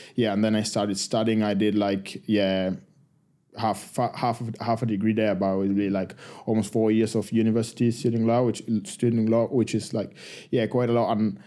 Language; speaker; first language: English; non-native, fluent; Spanish